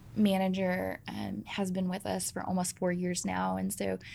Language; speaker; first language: English; native; English